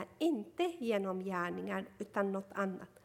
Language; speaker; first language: Swedish; non-native, fluent; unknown